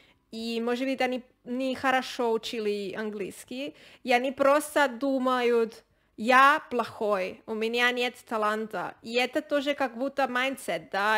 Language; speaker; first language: Russian; non-native, learner; Spanish